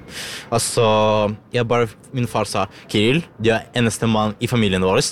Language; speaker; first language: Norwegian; non-native, learner; Ukrainian